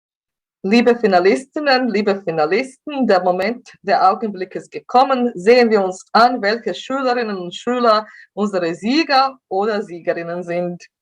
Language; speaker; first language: German; non-native, fluent; Croatian